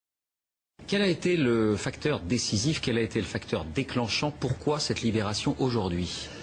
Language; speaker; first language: French; native; French